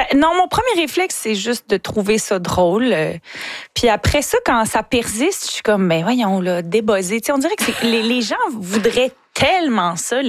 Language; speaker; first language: French; native; French